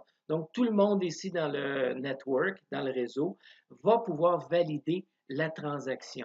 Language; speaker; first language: French; native; French